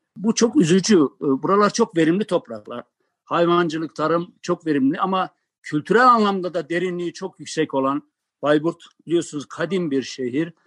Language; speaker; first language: Turkish; native; Turkish